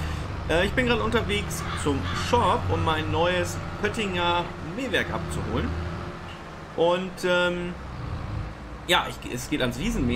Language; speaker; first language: German; native; German